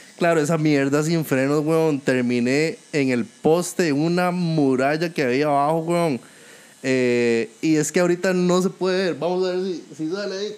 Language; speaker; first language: Spanish; native; Spanish